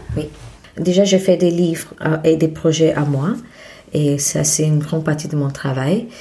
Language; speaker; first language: French; non-native, fluent; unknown